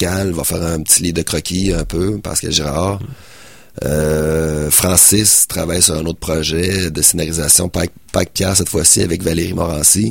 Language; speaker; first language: French; native; French